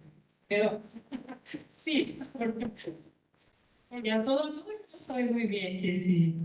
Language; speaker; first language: Spanish; non-native, learner; Korean